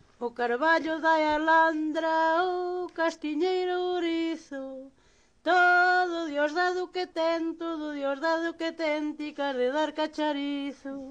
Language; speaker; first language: Galician; native; Galician